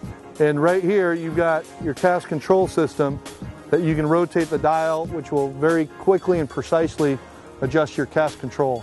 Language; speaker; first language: English; native; English